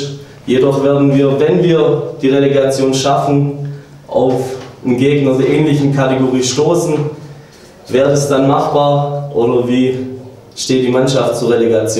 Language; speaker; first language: German; native; German